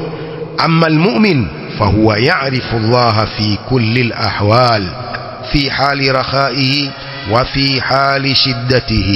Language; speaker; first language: Arabic; non-native, fluent; Swahili